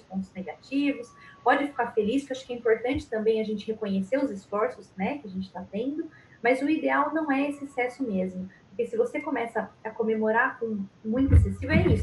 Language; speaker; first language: Portuguese; native; Portuguese